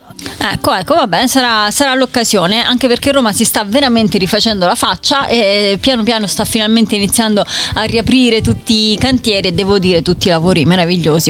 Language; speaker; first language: Italian; native; Italian